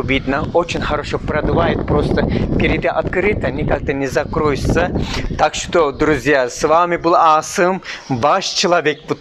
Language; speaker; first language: Russian; non-native, learner; Turkish